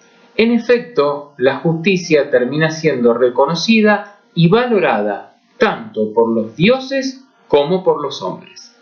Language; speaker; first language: Spanish; native; Spanish